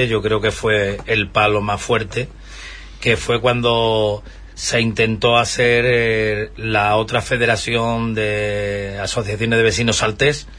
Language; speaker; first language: Spanish; native; Spanish